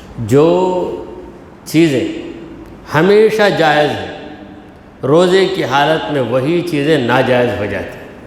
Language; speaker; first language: Urdu; native; Urdu